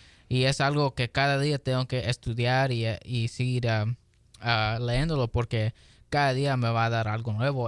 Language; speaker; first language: Spanish; early bilingual, heritage; Spanish